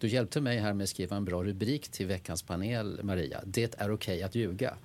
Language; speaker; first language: Swedish; native; Swedish